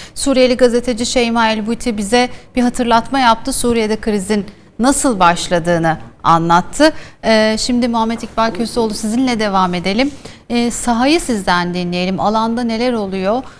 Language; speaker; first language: Turkish; native; Turkish